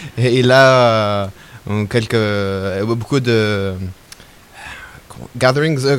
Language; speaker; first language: French; non-native, learner; Arabic